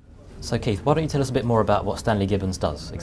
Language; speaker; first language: English; native; English